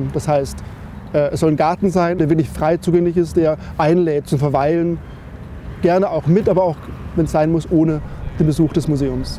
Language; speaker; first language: German; native; German